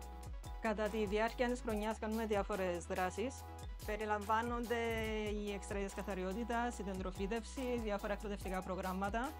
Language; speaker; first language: Greek; native; Greek